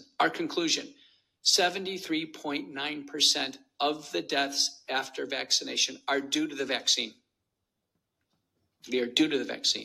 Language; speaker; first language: English; native; English